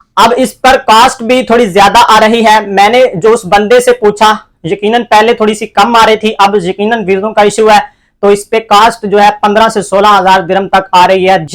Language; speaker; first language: Urdu; non-native, local second language; Punjabi